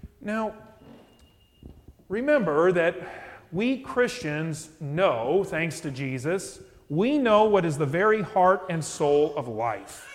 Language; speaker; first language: English; native; English